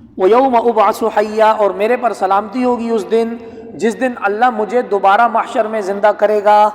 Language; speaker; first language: Urdu; non-native, local second language; Punjabi